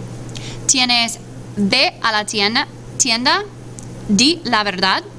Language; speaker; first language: Spanish; non-native, fluent; English